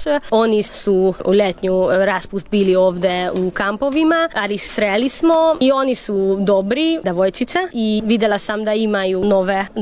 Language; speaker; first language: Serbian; non-native, local second language; Hungarian